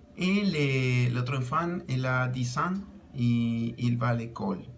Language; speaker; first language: French; non-native, learner; Spanish